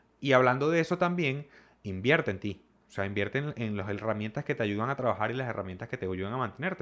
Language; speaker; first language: Spanish; native; Spanish